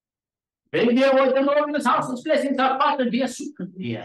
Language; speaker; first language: German; non-native, learner; Afrikaans